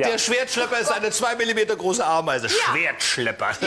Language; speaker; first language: German; native; German